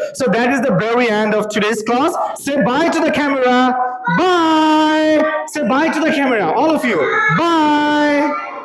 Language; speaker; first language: English; non-native, local second language; Bangla